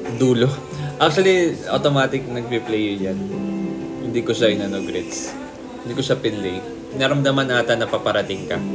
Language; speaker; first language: Filipino; native; Filipino